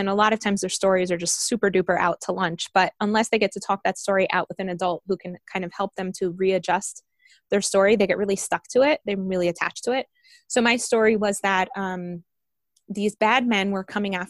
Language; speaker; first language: English; early bilingual, other home language; Spanish